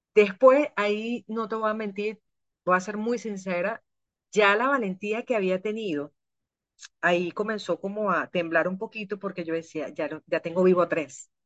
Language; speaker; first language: Spanish; native; Spanish